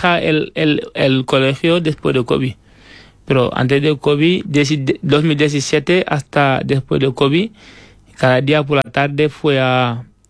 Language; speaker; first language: Spanish; non-native, fluent; Wolof